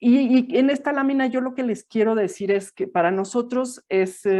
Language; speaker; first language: Spanish; native; Spanish